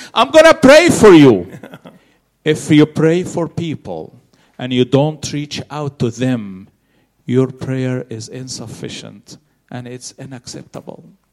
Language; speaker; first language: English; non-native, fluent; Arabic